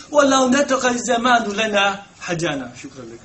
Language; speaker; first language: Arabic; non-native, fluent; Chinese